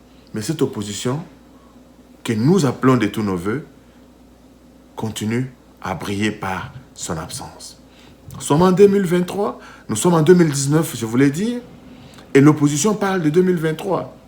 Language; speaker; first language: French; non-native, local second language; Lingala